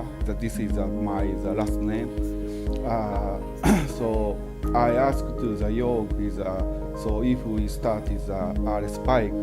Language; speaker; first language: English; non-native, learner; Japanese